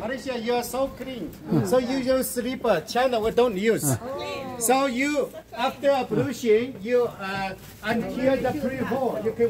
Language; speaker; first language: English; non-native, learner; Chinese